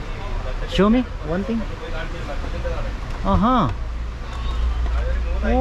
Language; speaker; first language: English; non-native, local second language; Filipino